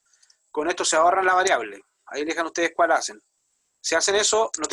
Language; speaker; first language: Spanish; native; Spanish